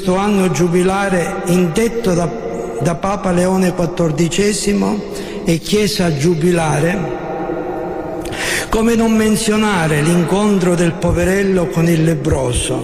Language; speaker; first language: Italian; native; Italian